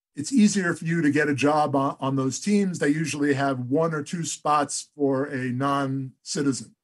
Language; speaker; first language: English; native; English